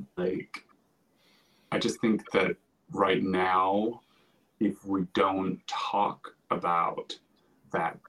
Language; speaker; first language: English; non-native, fluent; Finnish